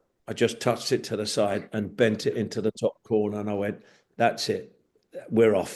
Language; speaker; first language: English; native; English